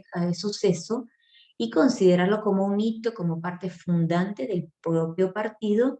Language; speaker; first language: Spanish; native; Spanish